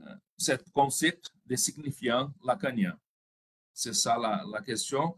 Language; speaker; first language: French; non-native, fluent; Portuguese